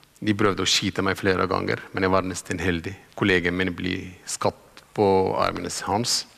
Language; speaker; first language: Norwegian; non-native, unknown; Arabic